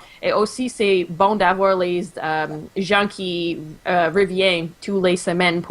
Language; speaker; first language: French; non-native, local second language; English